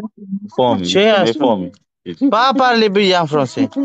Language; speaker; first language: French; non-native, learner; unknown